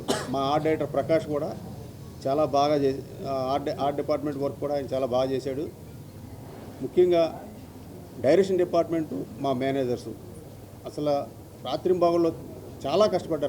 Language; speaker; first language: Telugu; native; Telugu